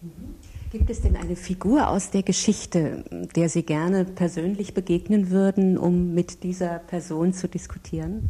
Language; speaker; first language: German; native; German